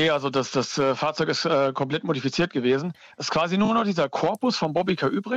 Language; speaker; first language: German; native; German